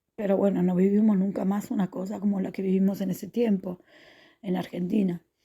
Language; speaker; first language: Spanish; native; Spanish